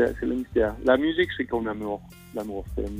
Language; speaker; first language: French; non-native, fluent; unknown